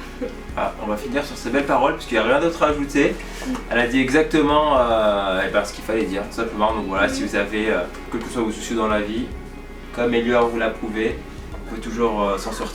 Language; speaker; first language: French; native; French